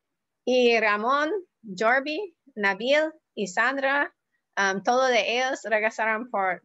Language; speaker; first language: Spanish; non-native, learner; English